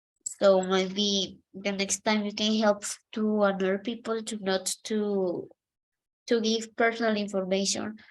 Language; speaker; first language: English; non-native, fluent; Spanish